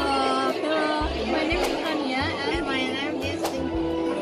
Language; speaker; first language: English; non-native, learner; Indonesian